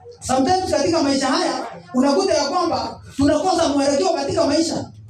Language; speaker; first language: Swahili; non-native, local second language; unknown